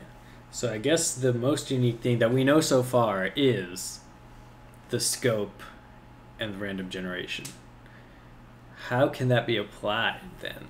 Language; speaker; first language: English; native; English